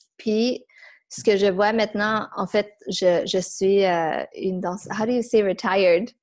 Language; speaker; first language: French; non-native, fluent; English